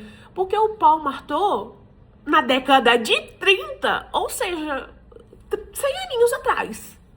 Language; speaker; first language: Portuguese; native; Portuguese